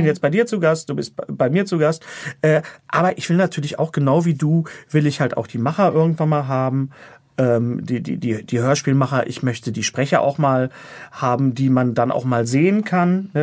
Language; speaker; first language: German; native; German